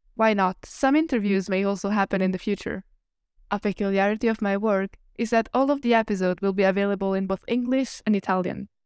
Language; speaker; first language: English; non-native, fluent; Italian